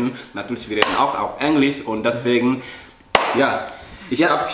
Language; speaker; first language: German; non-native, learner; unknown